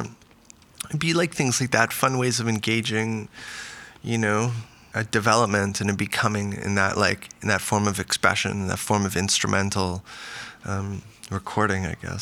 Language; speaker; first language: English; native; English